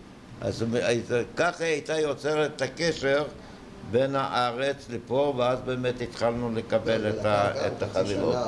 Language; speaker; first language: Hebrew; early bilingual, other home language; Yiddish